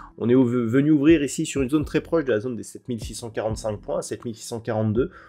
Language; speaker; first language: French; native; French